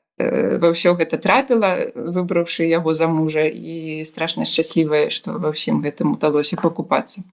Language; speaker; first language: Belarusian; non-native, local second language; Russian